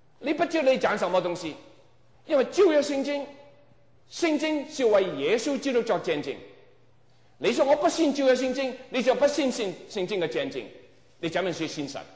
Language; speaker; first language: Chinese; non-native, local second language; Cantonese